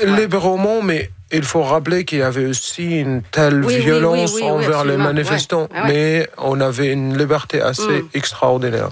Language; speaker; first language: French; non-native, fluent; Arabic